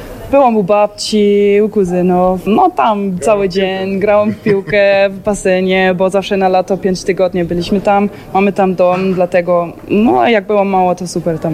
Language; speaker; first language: Polish; early bilingual, heritage; German